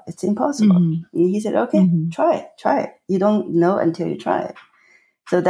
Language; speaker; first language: English; non-native, fluent; Chinese